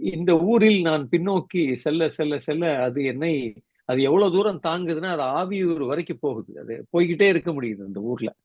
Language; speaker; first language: Tamil; non-native, local second language; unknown